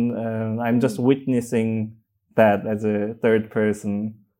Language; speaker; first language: English; non-native, fluent; Korean